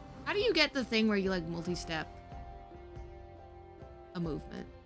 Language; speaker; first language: English; native; English